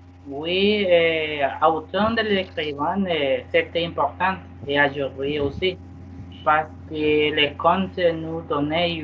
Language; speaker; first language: French; non-native, learner; Spanish